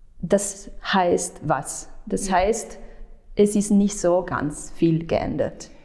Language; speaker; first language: German; non-native, fluent; Italian